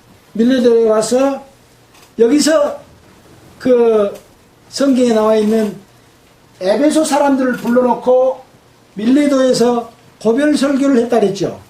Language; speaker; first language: Korean; native; Korean